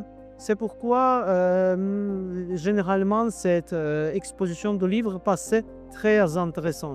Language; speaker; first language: French; non-native, learner; Azerbaijani